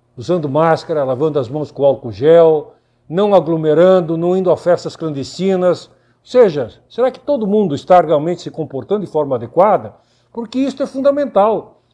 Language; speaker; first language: Portuguese; native; Portuguese